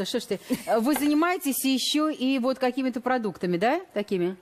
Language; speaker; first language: Russian; native; Russian